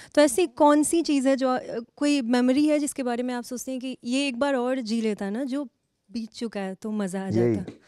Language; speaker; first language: Hindi; native; Hindi